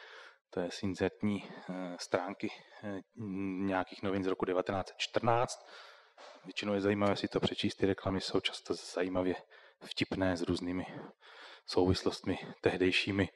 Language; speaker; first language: Czech; native; Czech